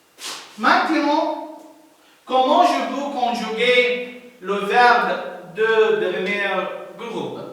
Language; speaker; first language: French; non-native, learner; Arabic